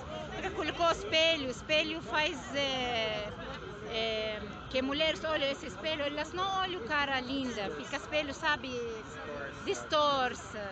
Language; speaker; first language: Portuguese; non-native, learner; Arabic